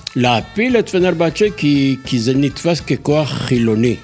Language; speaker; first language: Hebrew; non-native, fluent; Turkish